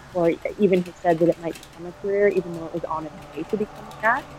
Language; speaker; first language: English; native; English